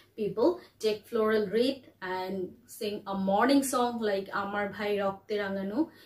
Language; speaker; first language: English; non-native, local second language; Bangla